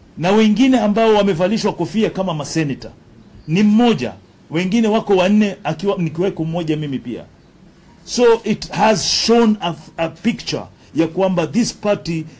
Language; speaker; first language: Swahili; native; Swahili